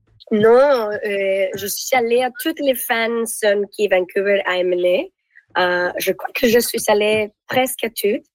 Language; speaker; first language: French; non-native, learner; Spanish